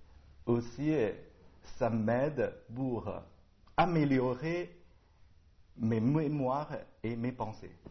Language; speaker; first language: French; non-native, learner; Chinese